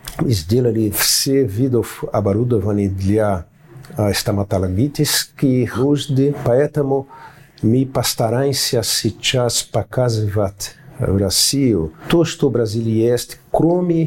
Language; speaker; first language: Russian; non-native, fluent; Portuguese